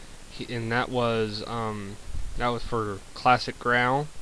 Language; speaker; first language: English; native; English